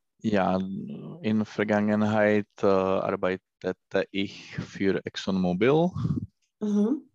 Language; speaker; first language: German; non-native, learner; Czech